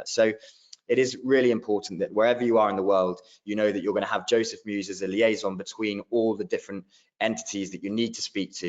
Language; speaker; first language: English; native; English